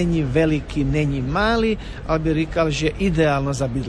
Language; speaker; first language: Slovak; non-native, learner; Croatian